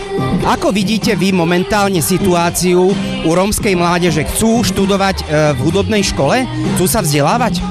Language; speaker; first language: Slovak; native; Slovak